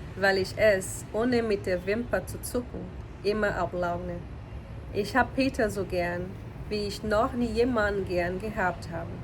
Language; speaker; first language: German; non-native, learner; Portuguese